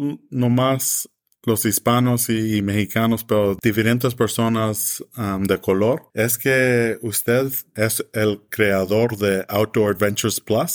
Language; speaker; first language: Spanish; early bilingual, heritage; English